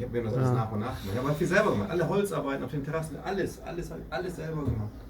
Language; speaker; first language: German; native; German